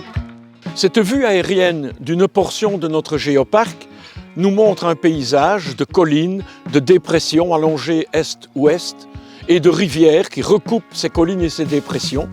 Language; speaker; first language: French; native; French